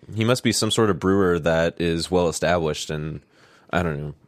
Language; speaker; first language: English; native; English